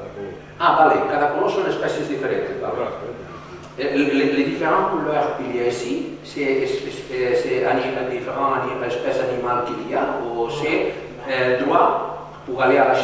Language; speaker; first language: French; non-native, learner; Catalan